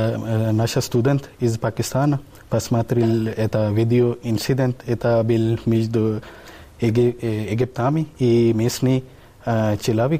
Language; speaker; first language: Russian; non-native, learner; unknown